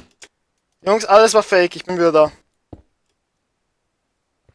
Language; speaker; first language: German; native; German